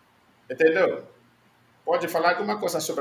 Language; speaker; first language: Portuguese; non-native, learner; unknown